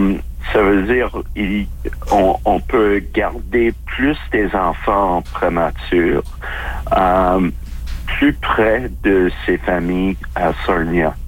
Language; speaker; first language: French; non-native, local second language; English